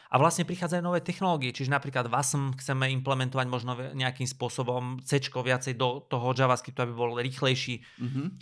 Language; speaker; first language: Slovak; native; Slovak